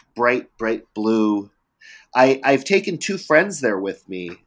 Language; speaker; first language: English; early bilingual, other home language; Italian